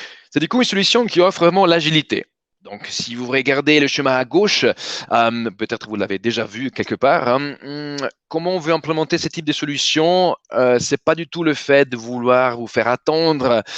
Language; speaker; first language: French; native; French